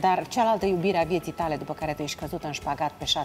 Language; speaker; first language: Romanian; native; Romanian